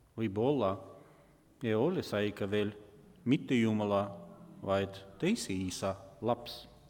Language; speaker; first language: Estonian; non-native, local second language; Russian